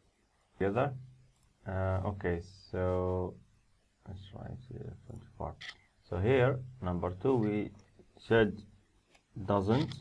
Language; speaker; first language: English; non-native, fluent; Arabic